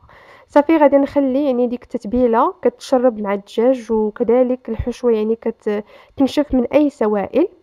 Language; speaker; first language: Arabic; native; Arabic